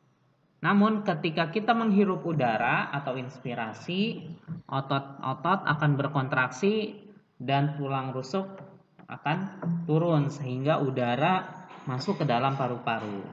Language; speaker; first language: Indonesian; native; Indonesian